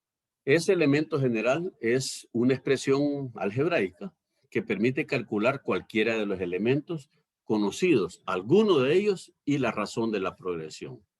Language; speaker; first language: Spanish; native; Spanish